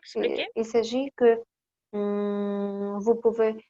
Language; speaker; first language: French; non-native, learner; Kazakh